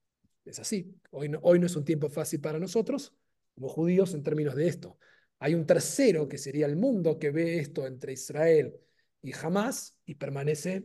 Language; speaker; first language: Spanish; native; Spanish